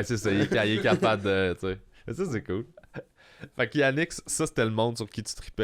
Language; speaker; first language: French; native; French